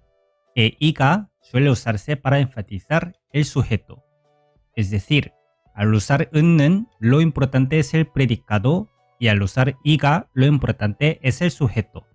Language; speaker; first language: Spanish; non-native, fluent; Korean